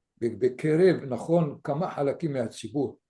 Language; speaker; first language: Hebrew; non-native, fluent; French